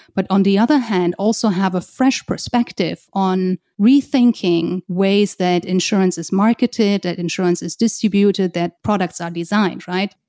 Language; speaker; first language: English; non-native, fluent; German